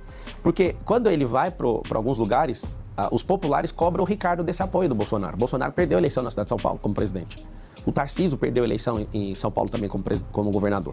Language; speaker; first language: Portuguese; native; Portuguese